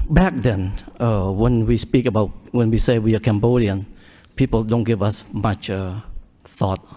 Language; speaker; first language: English; early bilingual, other home language; Khmer